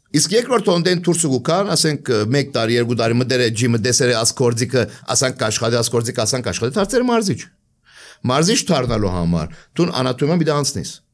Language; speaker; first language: Armenian; early bilingual, heritage; Armenian